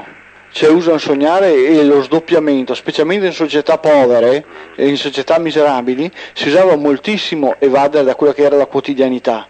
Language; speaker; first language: Italian; native; Italian